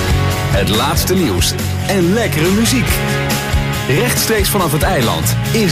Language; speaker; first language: Dutch; native; Dutch